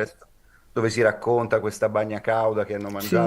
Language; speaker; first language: Italian; native; Italian